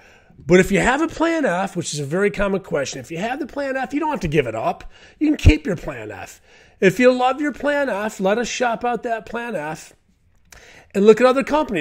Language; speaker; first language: English; native; English